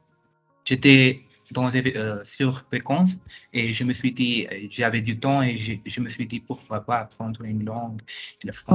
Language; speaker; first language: French; non-native, fluent; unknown